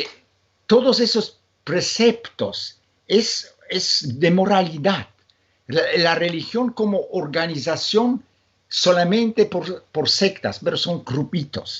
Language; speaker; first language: Spanish; non-native, fluent; Polish